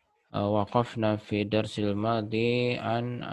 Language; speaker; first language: Arabic; non-native, fluent; Indonesian